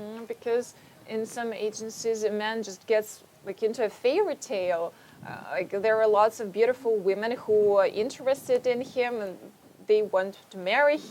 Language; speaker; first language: English; non-native, fluent; Russian